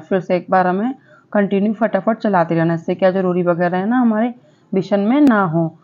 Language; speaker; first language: Hindi; non-native, local second language; Gujarati